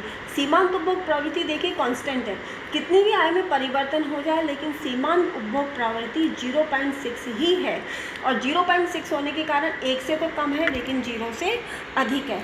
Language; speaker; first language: Hindi; native; Hindi